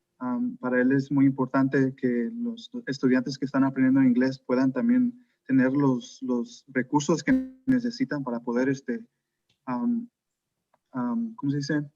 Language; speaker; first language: Spanish; early bilingual, heritage; Spanish